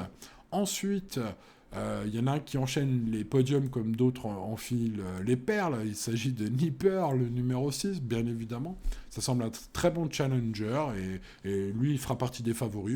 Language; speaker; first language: French; native; French